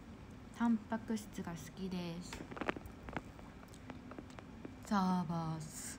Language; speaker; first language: Japanese; non-native, fluent; Korean